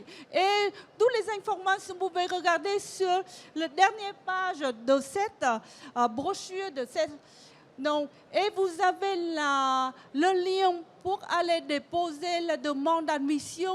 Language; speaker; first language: French; non-native, fluent; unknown